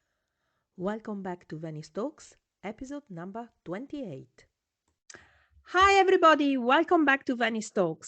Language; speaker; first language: English; non-native, fluent; Italian